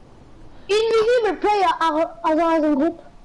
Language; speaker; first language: German; non-native, local second language; Luxembourgish